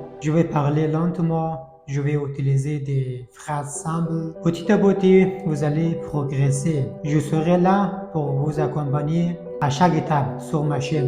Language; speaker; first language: French; non-native, fluent; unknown